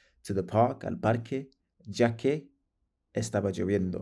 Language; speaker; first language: Spanish; non-native, fluent; English